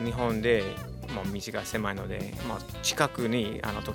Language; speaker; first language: Japanese; non-native, fluent; English